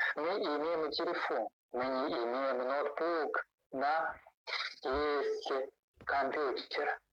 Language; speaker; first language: Russian; non-native, learner; Chinese